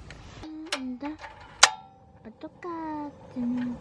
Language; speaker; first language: Japanese; native; Japanese